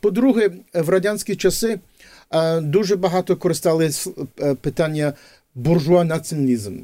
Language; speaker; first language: Ukrainian; early bilingual, heritage; English